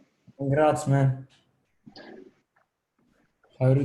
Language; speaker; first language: English; non-native, fluent; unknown